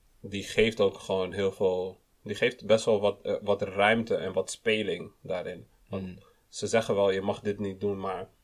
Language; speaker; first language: Dutch; early bilingual, other home language; Kinyarwanda